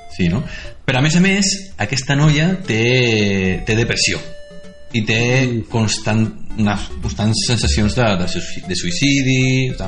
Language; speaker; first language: Catalan; non-native, local second language; Spanish